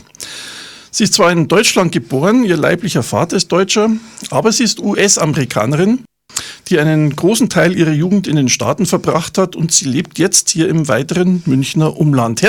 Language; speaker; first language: German; native; German